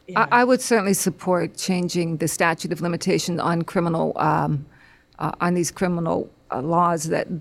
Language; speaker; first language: English; native; English